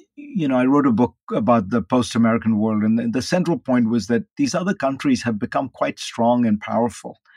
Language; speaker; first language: English; non-native, local second language; Hindi